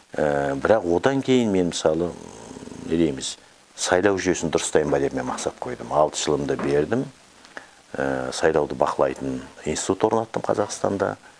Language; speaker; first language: Kazakh; native; Kazakh